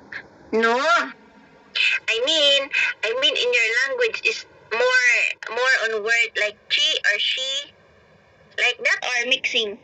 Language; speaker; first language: English; non-native, local second language; Filipino